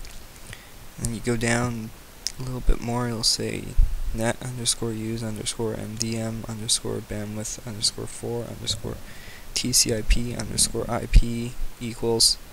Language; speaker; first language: English; native; English